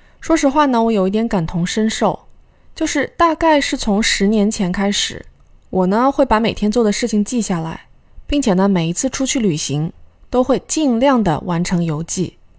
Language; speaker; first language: Chinese; native; Chinese